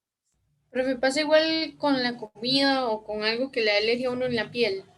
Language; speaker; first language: Spanish; native; Spanish